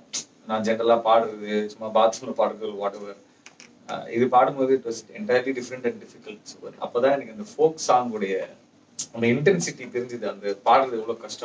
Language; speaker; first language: Tamil; native; Tamil